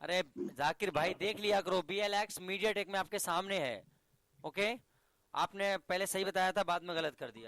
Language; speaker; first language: Hindi; native; Hindi